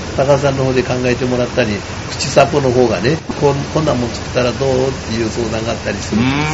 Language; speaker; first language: Japanese; native; Japanese